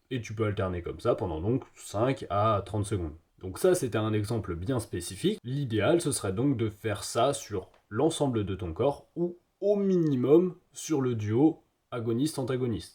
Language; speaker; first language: French; native; French